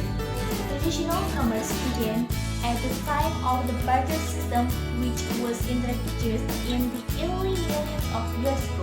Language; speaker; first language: English; non-native, learner; Indonesian